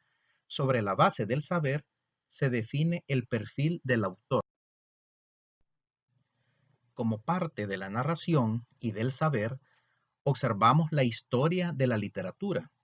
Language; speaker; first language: Spanish; native; Spanish